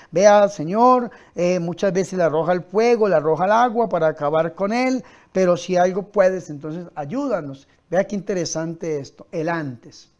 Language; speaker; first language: Spanish; native; Spanish